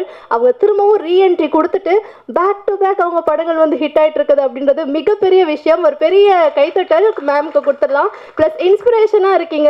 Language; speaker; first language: Tamil; native; Tamil